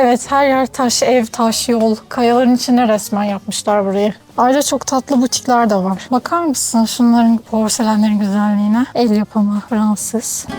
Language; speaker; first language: Turkish; native; Turkish